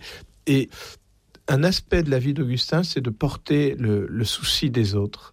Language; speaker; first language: French; native; French